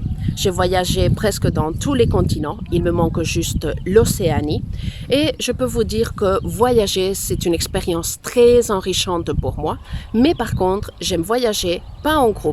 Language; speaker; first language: French; non-native, fluent; Spanish